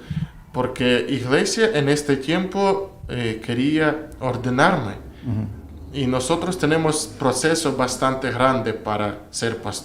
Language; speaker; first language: Spanish; non-native, learner; Russian